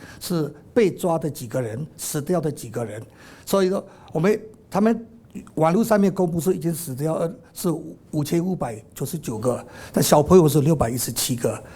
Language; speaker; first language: Chinese; non-native, fluent; Burmese